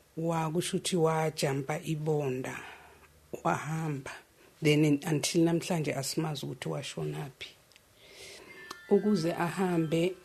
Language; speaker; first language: Zulu; native; Zulu